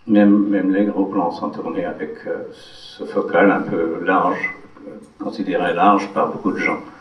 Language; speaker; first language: French; non-native, fluent; English